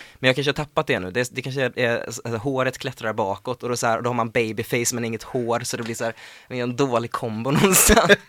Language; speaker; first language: Swedish; native; Swedish